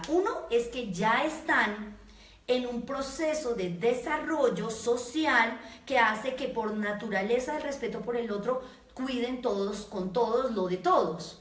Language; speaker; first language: Spanish; native; Spanish